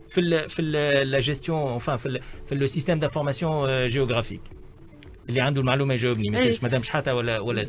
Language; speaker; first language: Arabic; native; Arabic